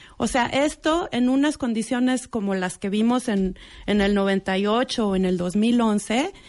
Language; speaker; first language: Spanish; native; Spanish